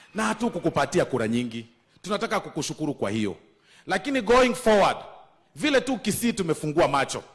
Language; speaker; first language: Swahili; non-native, local second language; Gusii